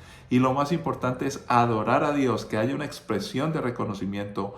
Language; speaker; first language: Spanish; native; Spanish